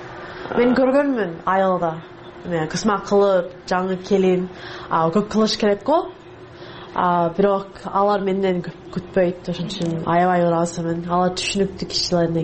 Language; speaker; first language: Kyrgyz; non-native, learner; English